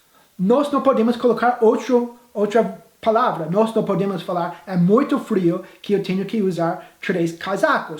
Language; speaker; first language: Portuguese; non-native, fluent; English